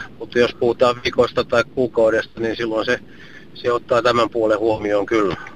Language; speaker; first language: Finnish; native; Finnish